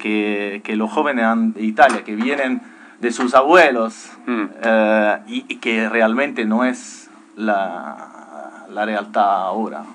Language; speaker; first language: Spanish; non-native, fluent; Italian